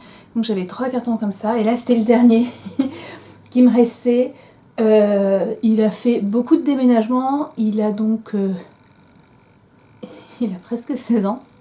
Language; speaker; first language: French; native; French